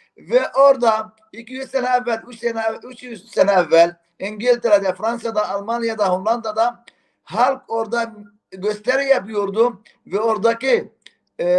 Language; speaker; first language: Turkish; non-native, fluent; Arabic